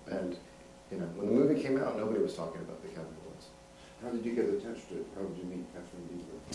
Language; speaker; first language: English; native; English